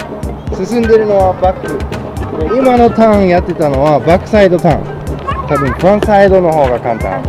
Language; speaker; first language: Japanese; non-native, fluent; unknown